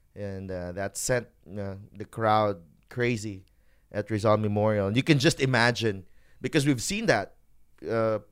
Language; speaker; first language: English; non-native, local second language; Hiligaynon